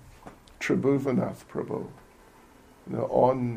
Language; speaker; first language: Russian; non-native, learner; English